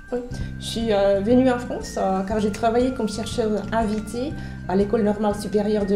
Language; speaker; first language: French; non-native, fluent; Finnish